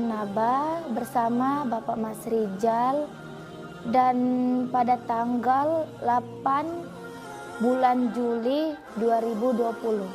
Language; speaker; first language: Indonesian; native; Indonesian